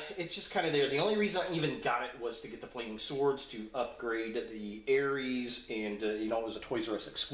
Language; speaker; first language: English; native; English